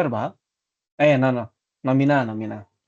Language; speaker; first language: English; non-native, learner; Indonesian